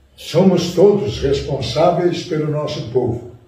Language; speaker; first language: Portuguese; native; Portuguese